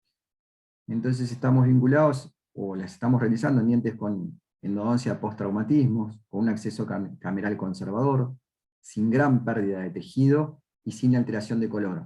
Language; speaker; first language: Spanish; native; Spanish